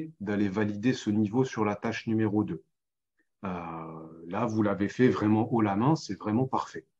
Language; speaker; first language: French; native; French